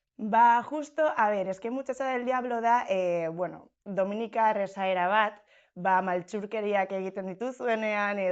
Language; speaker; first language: Basque; non-native, local second language; Spanish